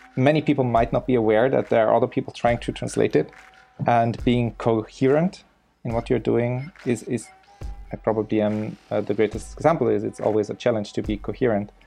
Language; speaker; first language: English; non-native, fluent; German